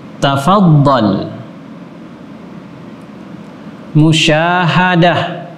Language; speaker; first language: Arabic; non-native, fluent; Indonesian